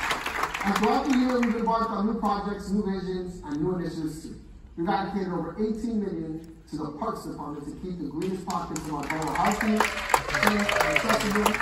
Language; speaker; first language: English; native; English